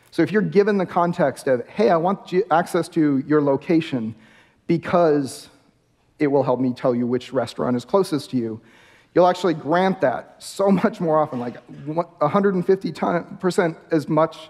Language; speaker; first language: English; native; English